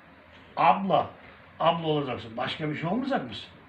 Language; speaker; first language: Turkish; native; Turkish